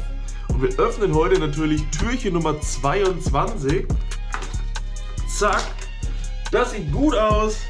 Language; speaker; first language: German; native; German